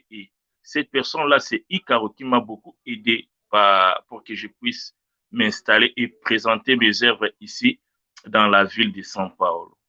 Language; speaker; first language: French; non-native, local second language; Luba-Lulua